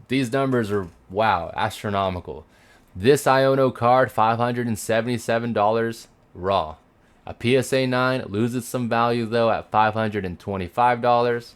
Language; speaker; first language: English; native; English